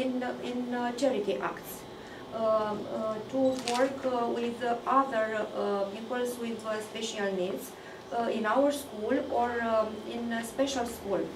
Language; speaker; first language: English; non-native, fluent; Romanian